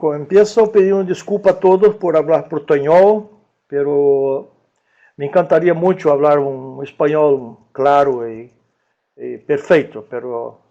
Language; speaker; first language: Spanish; non-native, learner; Portuguese